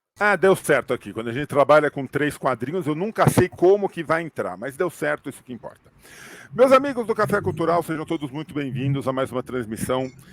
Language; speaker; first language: Portuguese; native; Portuguese